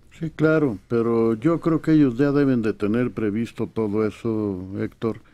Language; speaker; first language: Spanish; native; Spanish